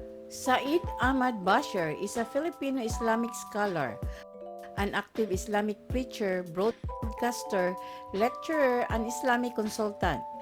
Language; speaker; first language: English; non-native, local second language; Filipino